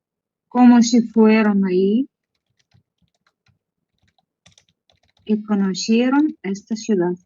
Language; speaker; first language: Spanish; non-native, learner; Russian